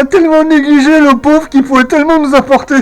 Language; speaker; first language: French; native; French